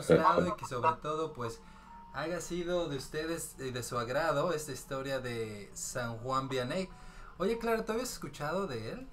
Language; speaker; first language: Spanish; native; Spanish